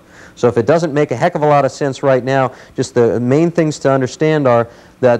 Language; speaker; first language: English; native; English